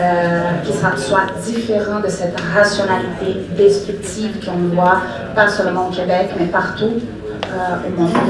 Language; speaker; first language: French; non-native, fluent; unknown